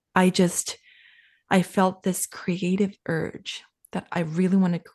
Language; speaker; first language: English; non-native, fluent; Finnish